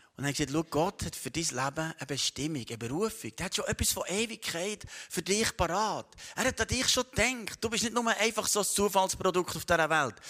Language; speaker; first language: German; native; German